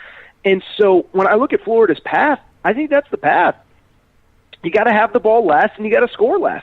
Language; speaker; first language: English; native; English